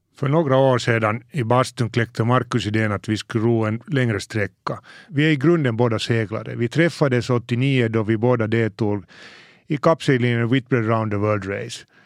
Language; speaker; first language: Swedish; native; Swedish